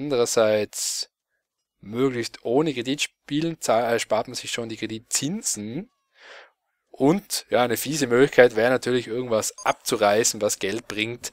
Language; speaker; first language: German; native; German